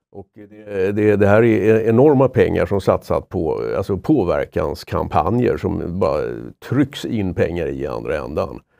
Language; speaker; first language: Swedish; native; Swedish